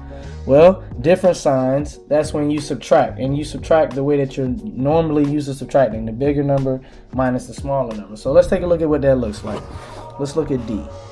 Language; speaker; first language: English; native; English